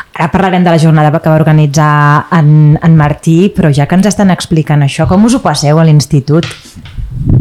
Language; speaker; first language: Catalan; native; Catalan